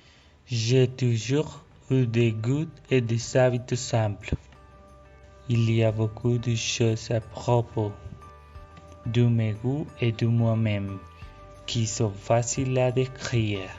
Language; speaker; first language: French; non-native, fluent; Spanish